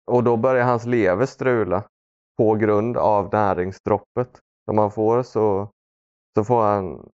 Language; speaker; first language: Swedish; early bilingual, other home language; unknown